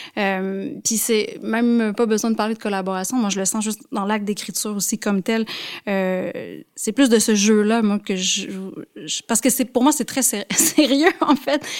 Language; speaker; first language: French; native; French